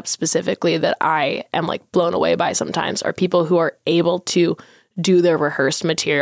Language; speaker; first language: English; native; English